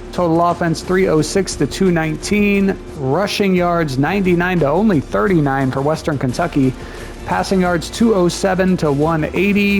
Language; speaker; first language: English; native; English